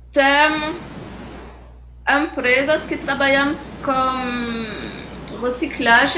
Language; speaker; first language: Portuguese; non-native, fluent; French